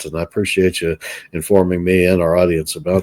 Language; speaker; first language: English; native; English